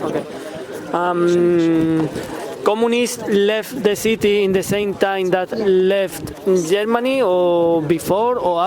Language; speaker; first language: English; non-native, learner; Spanish